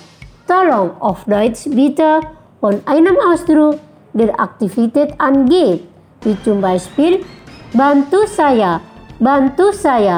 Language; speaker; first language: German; non-native, fluent; Indonesian